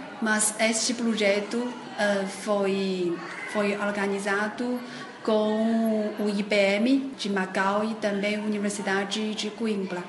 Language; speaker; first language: Portuguese; non-native, fluent; Chinese